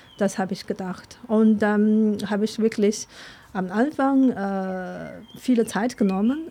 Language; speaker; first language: German; non-native, fluent; Chinese